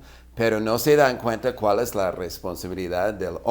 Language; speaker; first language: Spanish; non-native, fluent; English